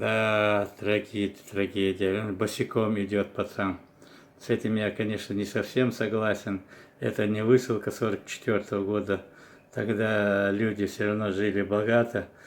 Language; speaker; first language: Russian; non-native, local second language; Chechen